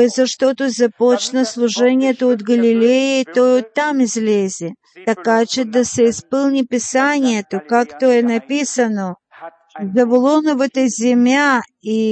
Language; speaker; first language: Bulgarian; non-native, fluent; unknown